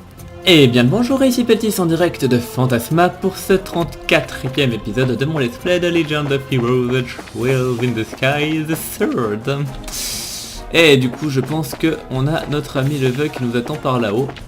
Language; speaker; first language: French; native; French